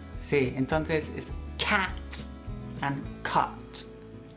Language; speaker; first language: Spanish; non-native, fluent; English